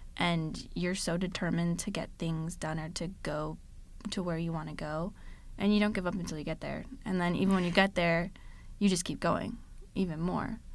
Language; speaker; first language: English; native; English